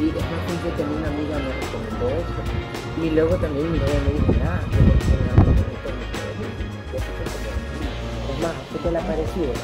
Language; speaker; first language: Spanish; native; Spanish